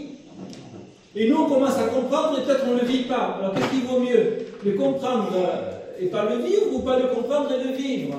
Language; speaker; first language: French; native; French